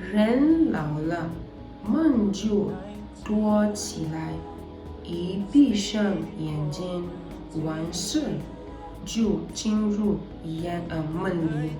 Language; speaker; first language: Chinese; non-native, learner; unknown